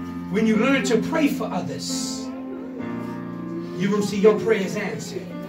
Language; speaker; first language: English; early bilingual, other home language; Spanish